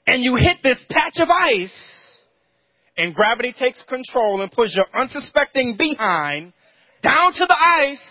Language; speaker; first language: English; native; English